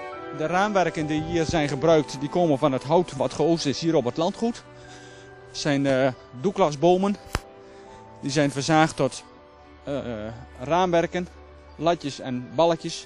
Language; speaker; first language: Dutch; native; Dutch